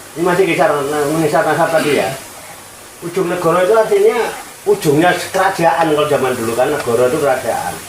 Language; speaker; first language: Indonesian; non-native, local second language; Javanese